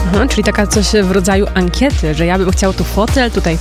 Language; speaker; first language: Polish; native; Polish